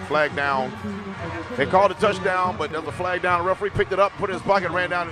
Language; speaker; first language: English; native; English